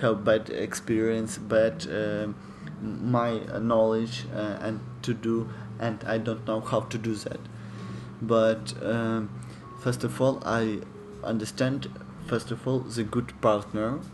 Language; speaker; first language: English; non-native, learner; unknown